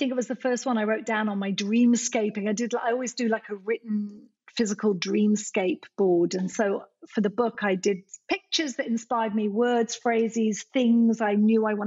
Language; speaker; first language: English; native; English